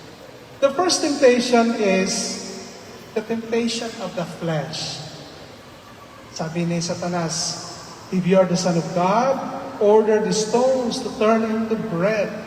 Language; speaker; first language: English; non-native, local second language; Filipino